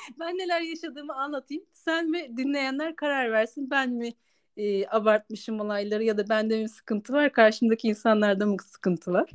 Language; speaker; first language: Turkish; native; Turkish